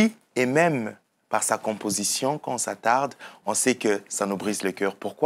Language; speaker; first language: French; native; French